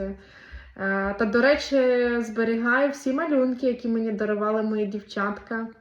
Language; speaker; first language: Ukrainian; native; Ukrainian